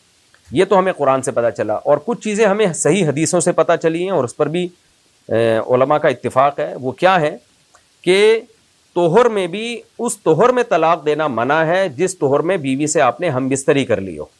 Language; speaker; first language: Urdu; native; Urdu